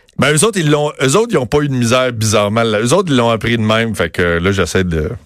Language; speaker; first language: French; native; French